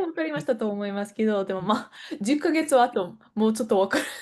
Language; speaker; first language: Japanese; non-native, learner; English